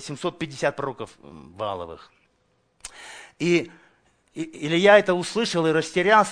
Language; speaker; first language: Russian; native; Russian